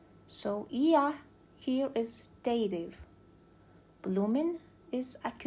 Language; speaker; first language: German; non-native, learner; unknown